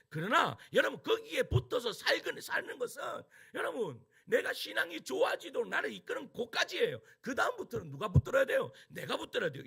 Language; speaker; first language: Korean; native; Korean